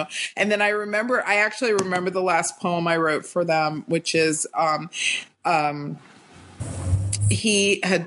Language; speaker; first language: English; native; English